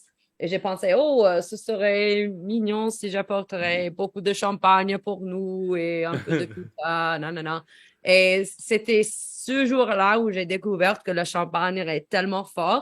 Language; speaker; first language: French; non-native, learner; English